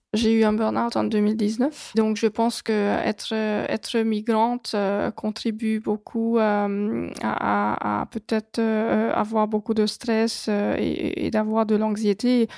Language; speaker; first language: French; non-native, fluent; Hungarian